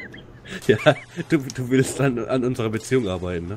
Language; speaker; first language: German; native; German